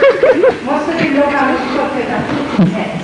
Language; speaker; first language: Swedish; non-native, learner; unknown